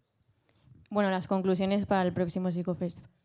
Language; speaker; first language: Spanish; native; Spanish